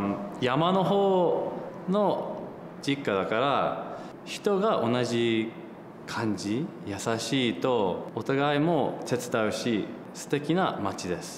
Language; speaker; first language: Japanese; non-native, learner; English